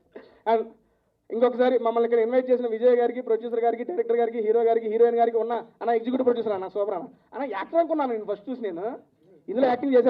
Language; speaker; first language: Telugu; native; Telugu